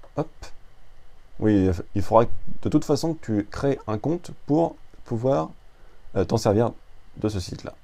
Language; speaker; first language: French; native; French